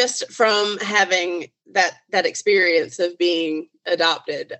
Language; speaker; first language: English; native; English